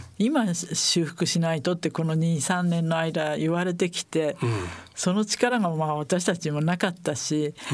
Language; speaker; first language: Japanese; native; Japanese